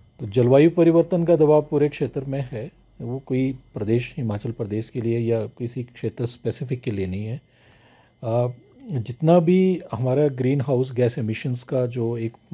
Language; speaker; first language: Hindi; native; Hindi